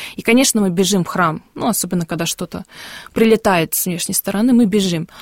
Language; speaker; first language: Russian; early bilingual, heritage; Russian